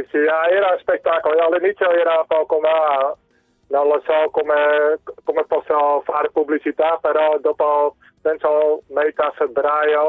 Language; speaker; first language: Italian; non-native, learner; Dutch